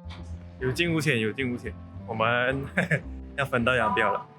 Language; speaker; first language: Chinese; native; Chinese